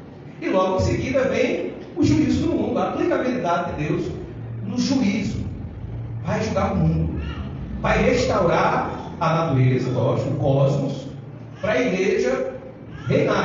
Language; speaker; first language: Portuguese; native; Portuguese